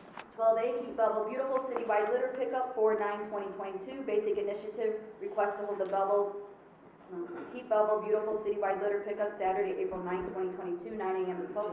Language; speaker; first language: English; native; English